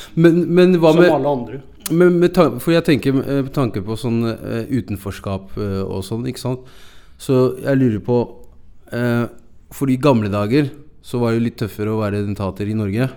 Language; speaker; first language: Norwegian; native; Norwegian